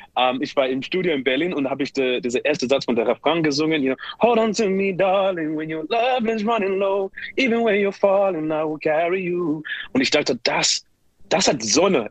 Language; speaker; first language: German; non-native, learner; English